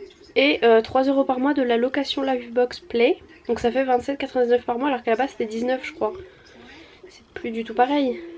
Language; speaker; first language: French; native; French